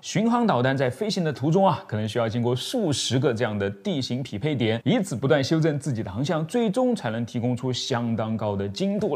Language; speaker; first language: Chinese; native; Chinese